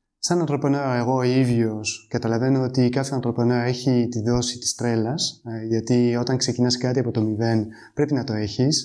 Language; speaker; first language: Greek; non-native, fluent; French